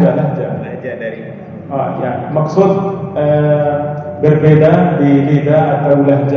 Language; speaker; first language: Indonesian; non-native, learner; Arabic